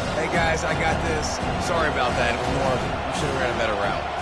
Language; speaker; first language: English; native; English